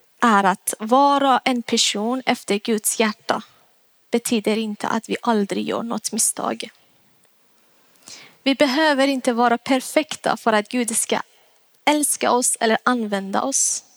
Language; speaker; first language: Swedish; non-native, fluent; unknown